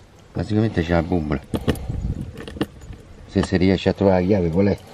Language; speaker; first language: Italian; native; Italian